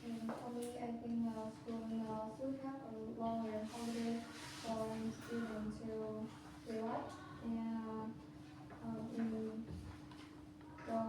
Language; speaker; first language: English; non-native, learner; Vietnamese